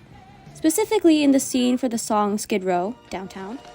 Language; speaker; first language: English; native; English